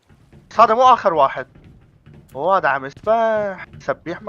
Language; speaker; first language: Arabic; native; Arabic